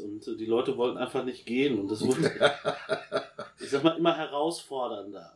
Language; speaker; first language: German; native; German